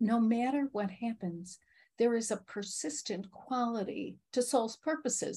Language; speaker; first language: English; native; English